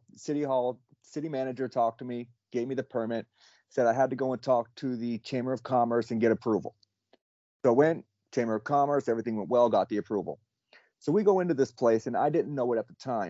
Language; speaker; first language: English; native; English